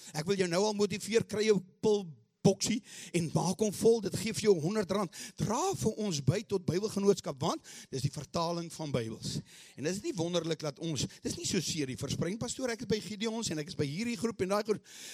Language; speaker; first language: Afrikaans; early bilingual, heritage; Afrikaans